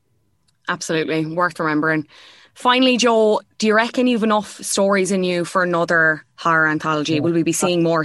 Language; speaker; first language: English; native; English